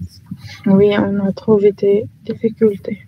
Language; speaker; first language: French; non-native, local second language; Arabic